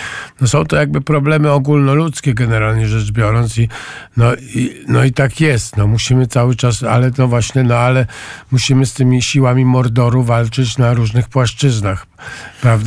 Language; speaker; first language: Polish; native; Polish